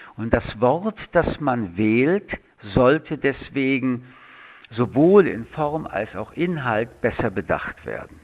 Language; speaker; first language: German; early bilingual, other home language; French